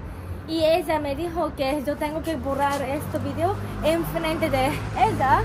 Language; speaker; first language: Spanish; non-native, fluent; Japanese